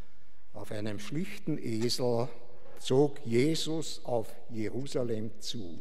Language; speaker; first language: German; native; German